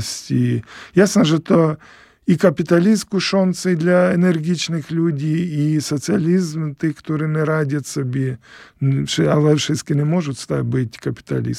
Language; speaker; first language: Polish; non-native, fluent; Ukrainian